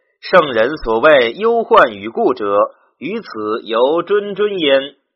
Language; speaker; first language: Chinese; native; Chinese